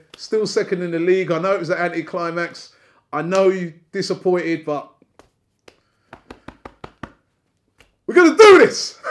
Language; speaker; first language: English; native; English